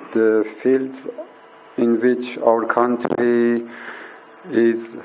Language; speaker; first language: English; non-native, fluent; Persian